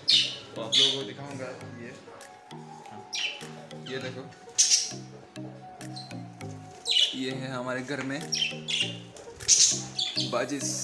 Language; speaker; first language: Hindi; non-native, local second language; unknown